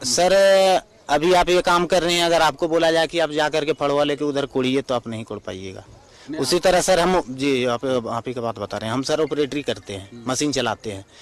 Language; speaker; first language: Hindi; native; Hindi